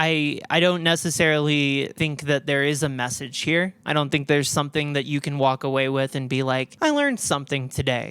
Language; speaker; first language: English; native; English